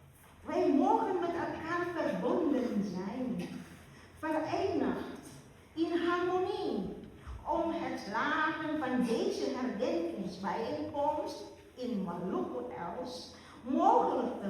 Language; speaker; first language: Dutch; early bilingual, other home language; Malay